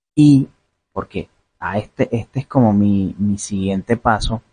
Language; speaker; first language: Spanish; native; Spanish